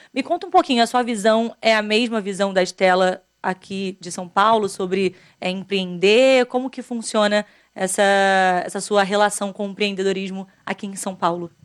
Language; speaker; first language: Portuguese; native; Portuguese